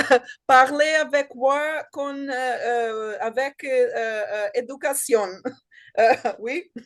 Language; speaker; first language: French; non-native, learner; Portuguese